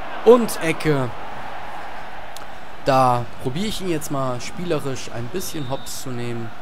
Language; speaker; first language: German; native; German